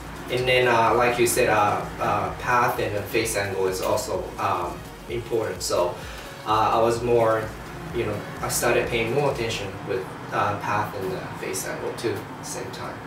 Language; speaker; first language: English; non-native, fluent; Japanese